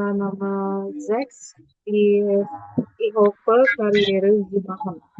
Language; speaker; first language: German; non-native, learner; Indonesian